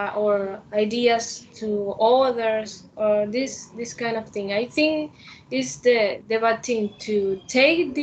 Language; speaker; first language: English; non-native, learner; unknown